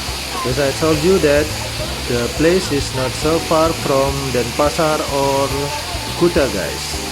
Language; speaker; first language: English; non-native, local second language; Indonesian